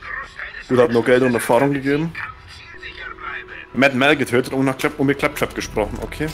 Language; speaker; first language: German; native; German